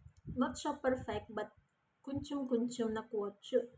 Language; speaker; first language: Telugu; non-native, learner; Indonesian